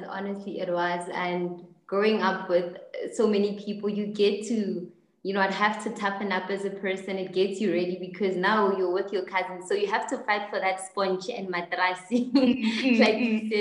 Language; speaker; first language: English; non-native, local second language; Tswana